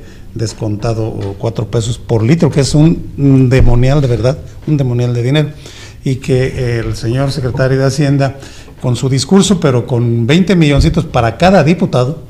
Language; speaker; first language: Spanish; native; Spanish